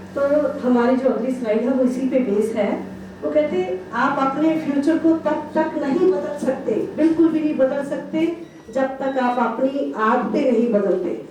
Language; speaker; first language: Hindi; non-native, local second language; Punjabi